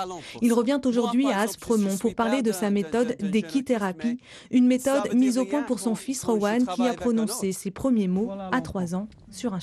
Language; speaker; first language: French; native; French